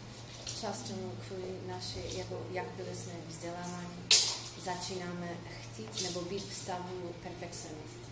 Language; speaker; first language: Czech; non-native, fluent; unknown